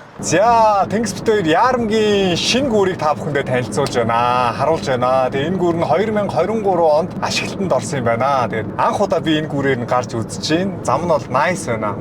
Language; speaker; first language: Mongolian; native; Mongolian